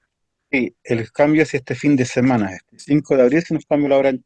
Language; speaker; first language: Spanish; native; Spanish